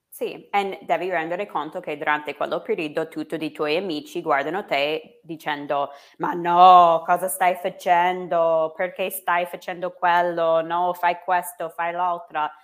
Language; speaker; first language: Italian; non-native, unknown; English